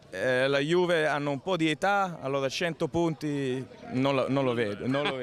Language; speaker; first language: Italian; early bilingual, heritage; Italian